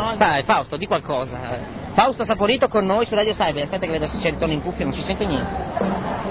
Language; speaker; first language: Italian; native; Italian